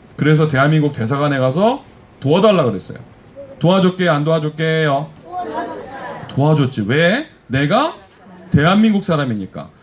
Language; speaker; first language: Korean; native; Korean